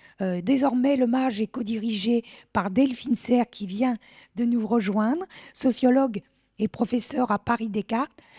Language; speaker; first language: French; native; French